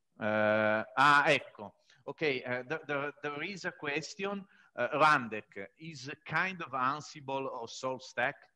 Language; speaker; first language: English; non-native, fluent; Italian